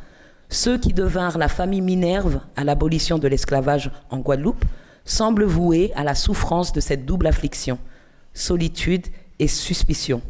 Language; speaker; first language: French; native; French